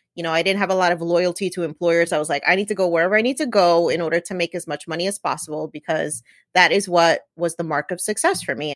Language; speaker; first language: English; native; English